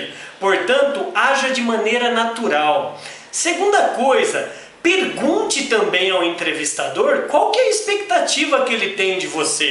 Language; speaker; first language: Portuguese; native; Portuguese